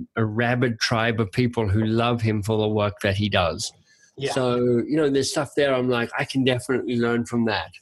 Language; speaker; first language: English; native; English